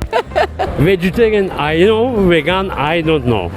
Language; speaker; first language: English; non-native, learner; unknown